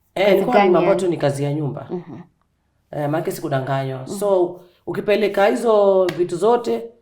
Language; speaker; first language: Swahili; non-native, local second language; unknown